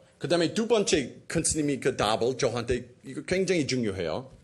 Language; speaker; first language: Korean; non-native, fluent; English